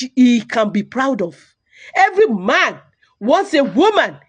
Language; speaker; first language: English; non-native, local second language; Yoruba